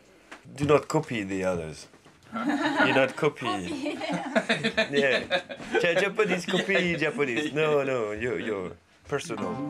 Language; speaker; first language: English; non-native, learner; French